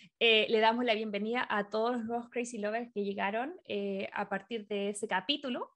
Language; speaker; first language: Spanish; native; Spanish